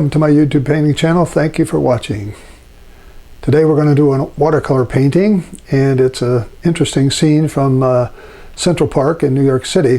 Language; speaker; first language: English; native; English